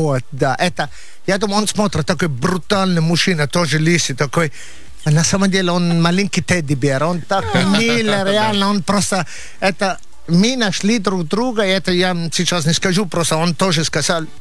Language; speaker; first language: Russian; non-native, learner; Italian